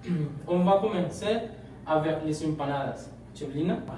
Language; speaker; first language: French; non-native, learner; Spanish